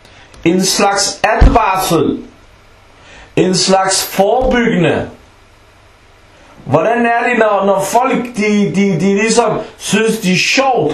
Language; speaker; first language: Danish; non-native, local second language; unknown